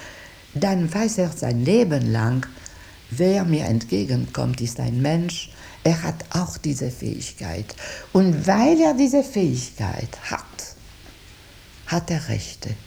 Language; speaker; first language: German; non-native, local second language; French